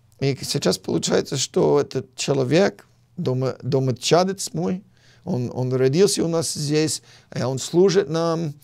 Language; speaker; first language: Russian; non-native, fluent; English